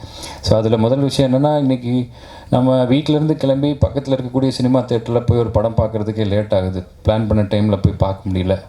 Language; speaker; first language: Tamil; native; Tamil